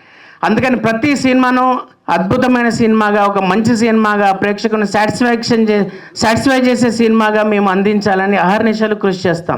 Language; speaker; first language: Telugu; native; Telugu